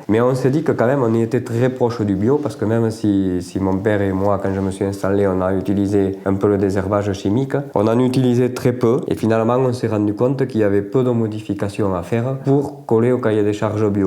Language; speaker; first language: French; native; French